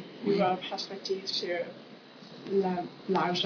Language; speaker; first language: French; non-native, learner; English